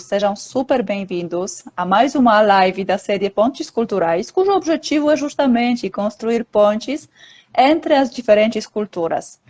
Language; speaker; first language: Portuguese; non-native, fluent; Polish